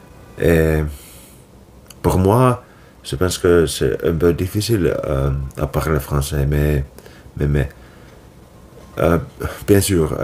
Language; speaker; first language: French; non-native, learner; Finnish